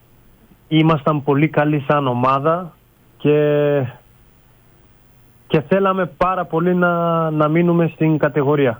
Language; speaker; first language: Greek; non-native, fluent; Bulgarian